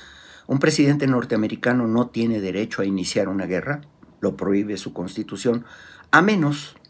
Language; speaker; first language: Spanish; native; Spanish